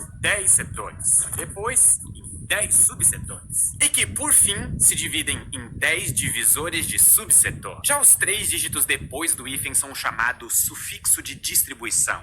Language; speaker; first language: Portuguese; native; Portuguese